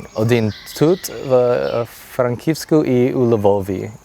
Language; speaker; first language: Ukrainian; non-native, learner; English